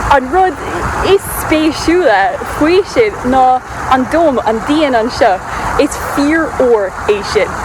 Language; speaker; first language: Irish; native; Irish